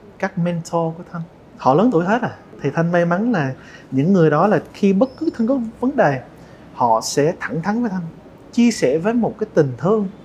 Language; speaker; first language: Vietnamese; early bilingual, heritage; Vietnamese